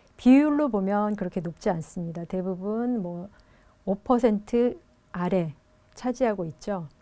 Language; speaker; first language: Korean; native; Korean